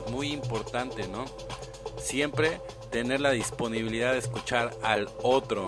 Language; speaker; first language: Spanish; native; Spanish